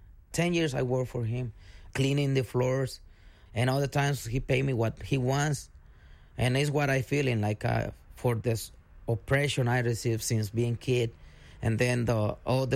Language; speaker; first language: English; non-native, learner; Spanish